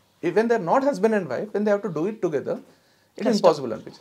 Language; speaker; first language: English; non-native, local second language; Telugu